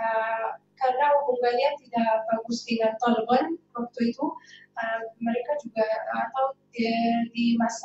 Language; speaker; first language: Indonesian; non-native, fluent; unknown